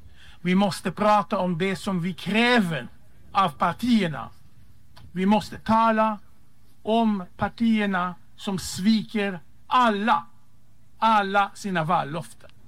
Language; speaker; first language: Swedish; non-native, fluent; Hebrew